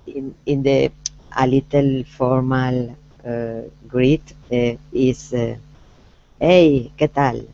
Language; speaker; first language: English; non-native, learner; Spanish